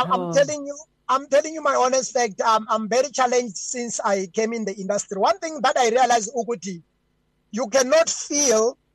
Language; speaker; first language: English; non-native, local second language; Venda